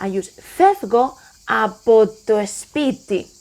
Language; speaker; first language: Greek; non-native, learner; English